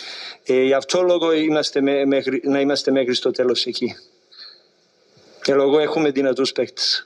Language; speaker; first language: Greek; non-native, learner; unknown